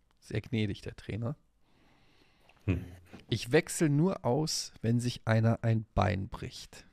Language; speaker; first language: German; native; German